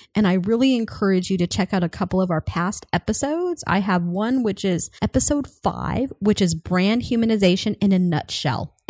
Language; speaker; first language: English; native; English